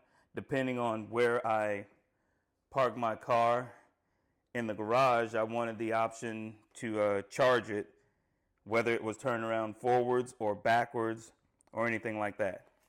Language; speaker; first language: English; native; English